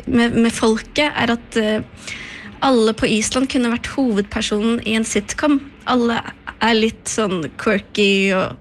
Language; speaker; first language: Norwegian; early bilingual, other home language; Icelandic